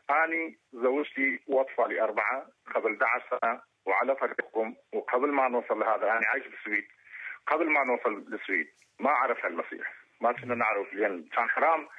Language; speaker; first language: Arabic; non-native, local second language; Kurdish